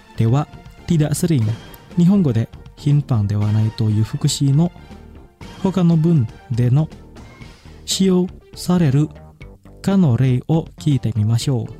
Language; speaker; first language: Japanese; non-native, fluent; Indonesian